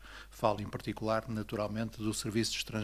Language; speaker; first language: Portuguese; native; Portuguese